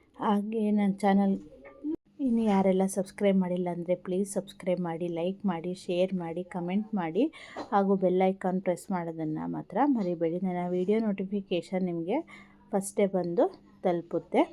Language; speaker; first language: Kannada; native; Kannada